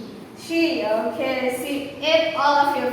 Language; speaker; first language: English; non-native, fluent; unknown